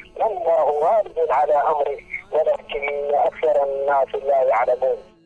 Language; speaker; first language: Arabic; non-native, local second language; Somali